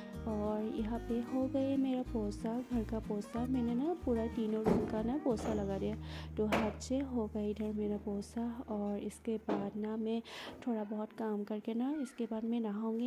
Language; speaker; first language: Hindi; non-native, local second language; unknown